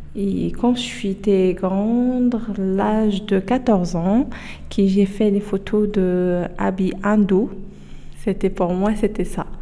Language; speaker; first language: French; non-native, local second language; Arabic